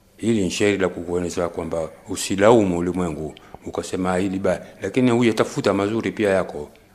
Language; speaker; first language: Swahili; native; Swahili